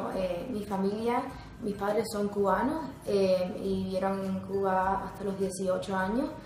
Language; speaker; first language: Spanish; early bilingual, heritage; Spanish